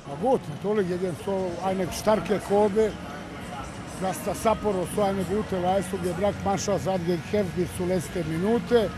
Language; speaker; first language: German; non-native, fluent; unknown